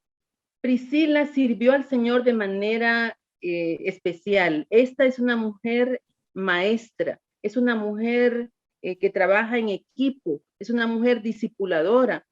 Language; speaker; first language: Spanish; native; Spanish